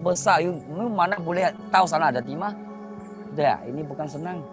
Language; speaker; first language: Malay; non-native, local second language; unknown